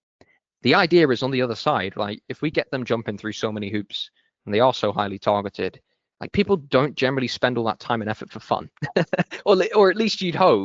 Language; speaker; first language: English; native; English